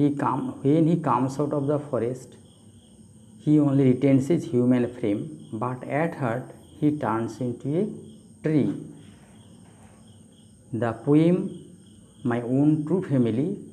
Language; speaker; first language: English; non-native, local second language; Bangla